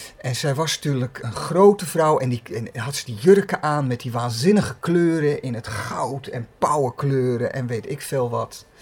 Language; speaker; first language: Dutch; native; Dutch